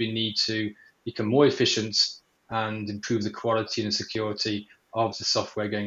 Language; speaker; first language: English; native; English